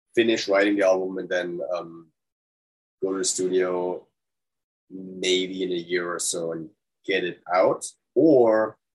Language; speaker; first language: English; non-native, fluent; German